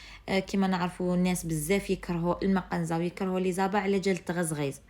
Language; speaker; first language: Arabic; native; Arabic